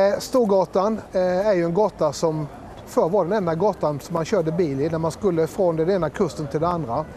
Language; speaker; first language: Swedish; native; Swedish